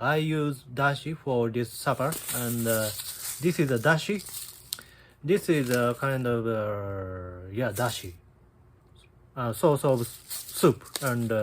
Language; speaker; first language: English; non-native, learner; Japanese